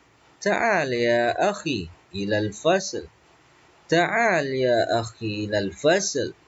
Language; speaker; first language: Arabic; non-native, fluent; Indonesian